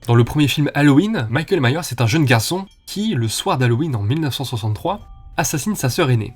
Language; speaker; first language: French; native; French